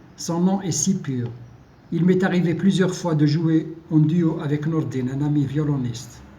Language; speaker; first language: French; non-native, local second language; Arabic